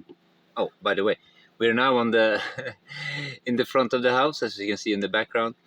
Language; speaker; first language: English; non-native, fluent; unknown